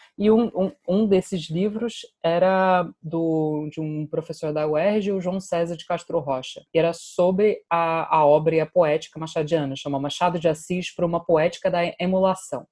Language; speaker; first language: Portuguese; non-native, fluent; English